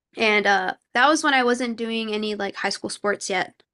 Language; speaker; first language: English; early bilingual, other home language; Korean